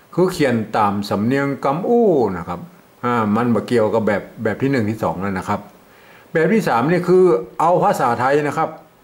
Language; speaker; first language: Thai; native; Thai